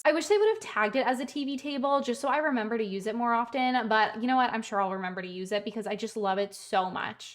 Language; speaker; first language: English; native; English